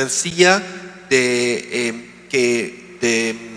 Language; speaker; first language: Spanish; non-native, learner; Hebrew